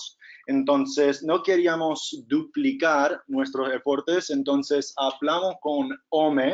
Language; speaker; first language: Spanish; non-native, fluent; English